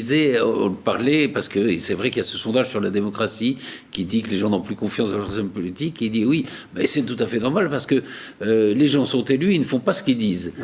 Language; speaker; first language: French; native; French